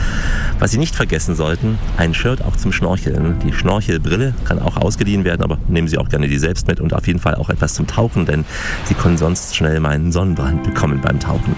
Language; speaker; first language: German; native; German